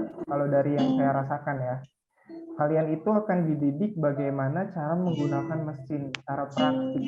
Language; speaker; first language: Indonesian; native; Indonesian